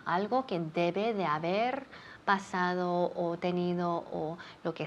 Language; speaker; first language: Spanish; non-native, fluent; English